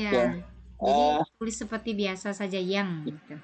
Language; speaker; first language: Indonesian; native; Indonesian